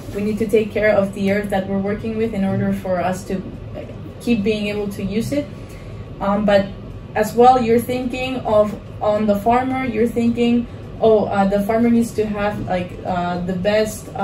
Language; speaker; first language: English; non-native, fluent; Spanish